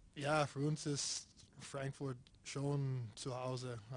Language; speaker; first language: German; non-native, fluent; English